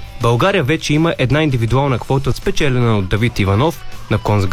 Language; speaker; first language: Bulgarian; native; Bulgarian